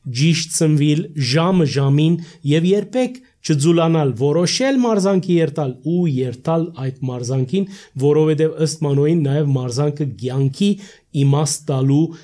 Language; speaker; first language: Armenian; early bilingual, heritage; Armenian